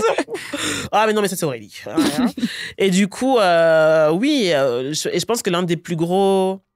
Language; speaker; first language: French; native; French